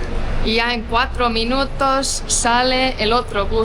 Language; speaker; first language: Spanish; non-native, fluent; Portuguese